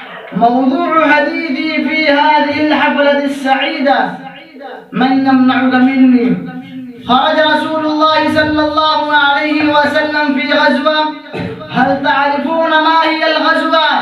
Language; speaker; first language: Arabic; non-native, learner; Urdu